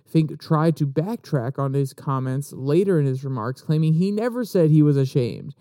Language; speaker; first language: English; native; English